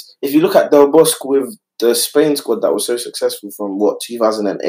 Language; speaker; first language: English; native; English